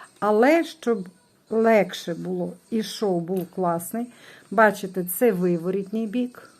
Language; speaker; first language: Ukrainian; non-native, local second language; Russian